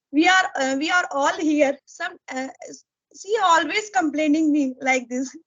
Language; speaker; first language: English; non-native, learner; Hindi